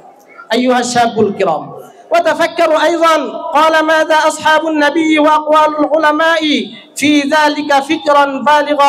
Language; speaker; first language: Arabic; non-native, learner; Bangla